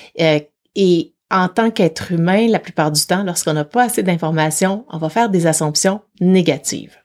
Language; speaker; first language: French; native; French